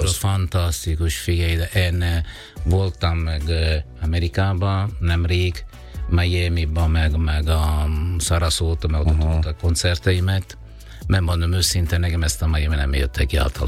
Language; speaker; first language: Hungarian; non-native, fluent; Italian